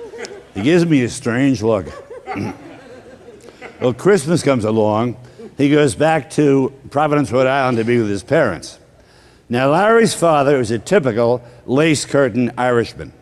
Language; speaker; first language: English; native; English